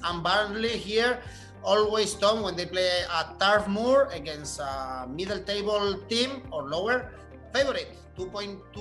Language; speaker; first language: English; non-native, fluent; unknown